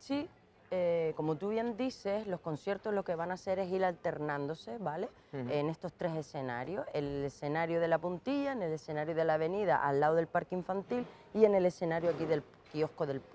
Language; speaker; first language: Spanish; native; Spanish